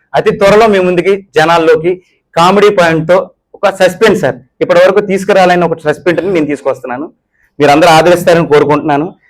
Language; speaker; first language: Telugu; native; Telugu